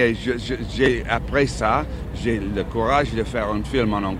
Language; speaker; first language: French; non-native, learner; English